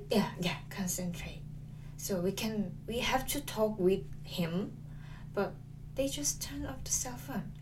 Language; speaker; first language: English; non-native, learner; Korean